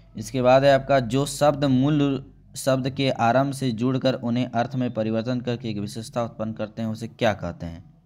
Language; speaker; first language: Hindi; native; Hindi